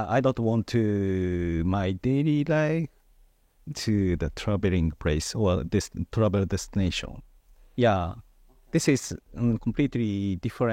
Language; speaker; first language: English; non-native, fluent; Japanese